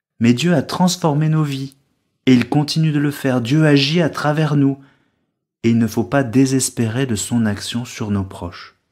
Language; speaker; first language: French; native; French